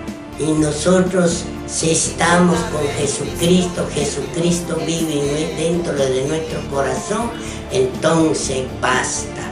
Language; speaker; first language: Spanish; non-native, local second language; Quechua